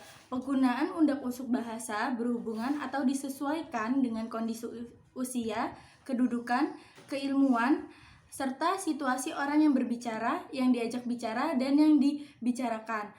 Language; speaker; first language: Indonesian; non-native, local second language; Javanese